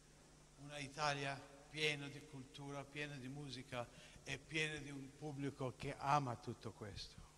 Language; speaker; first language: Italian; non-native, fluent; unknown